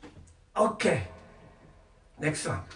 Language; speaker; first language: English; non-native, learner; Japanese